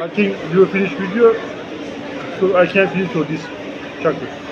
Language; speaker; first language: English; non-native, learner; Turkish